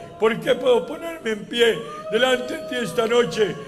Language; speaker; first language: Spanish; native; Spanish